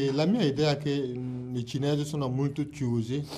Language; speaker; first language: Italian; non-native, fluent; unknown